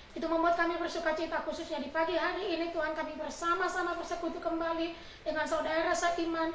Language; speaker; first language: Indonesian; native; Indonesian